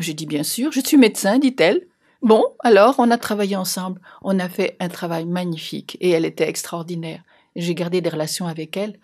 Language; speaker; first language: French; native; French